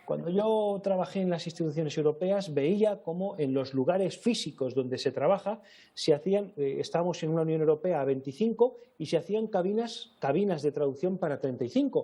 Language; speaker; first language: Spanish; native; Spanish